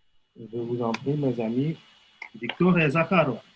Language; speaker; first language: French; non-native, learner; Russian